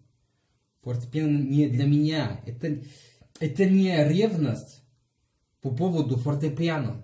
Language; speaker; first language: Russian; non-native, learner; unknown